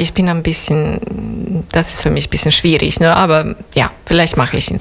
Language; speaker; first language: German; non-native, fluent; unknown